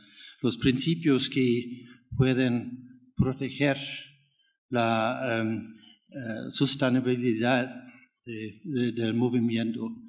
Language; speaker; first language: Spanish; non-native, fluent; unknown